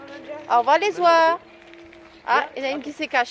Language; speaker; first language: French; native; French